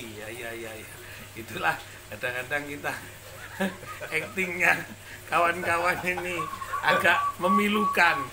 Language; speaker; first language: Indonesian; non-native, local second language; Javanese